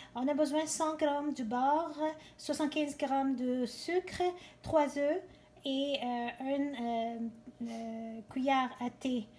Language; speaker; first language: French; non-native, learner; Persian